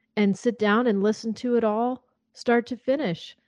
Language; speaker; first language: English; native; English